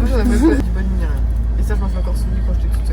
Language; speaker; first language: French; native; French